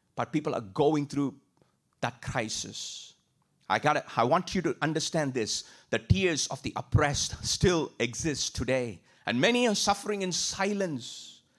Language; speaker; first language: English; non-native, local second language; Tamil